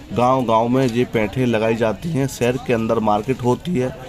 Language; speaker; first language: Hindi; native; Hindi